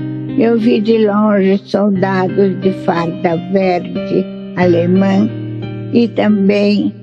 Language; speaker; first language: Portuguese; non-native, fluent; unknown